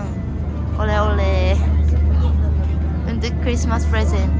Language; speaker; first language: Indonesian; non-native, learner; Japanese